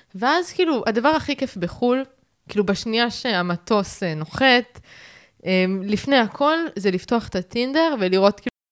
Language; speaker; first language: Hebrew; native; Hebrew